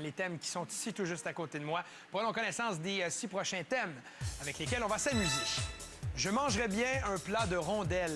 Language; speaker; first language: French; native; French